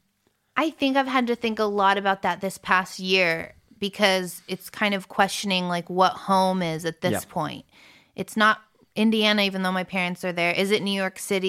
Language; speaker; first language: English; early bilingual, other home language; French